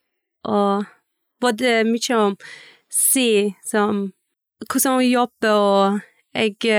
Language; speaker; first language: Norwegian; early bilingual, other home language; Persian